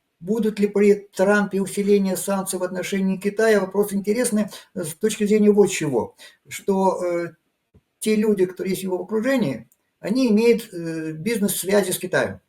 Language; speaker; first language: Russian; native; Russian